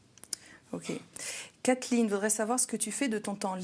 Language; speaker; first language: French; native; French